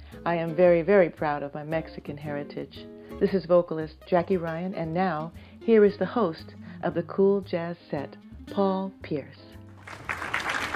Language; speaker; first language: English; early bilingual, other home language; Spanish